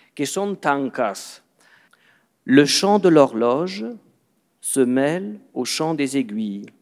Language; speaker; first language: Spanish; non-native, fluent; Swiss German